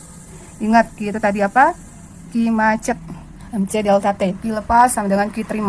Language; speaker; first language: Indonesian; native; Indonesian